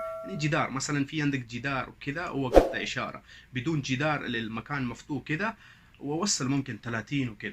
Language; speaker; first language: Arabic; non-native, learner; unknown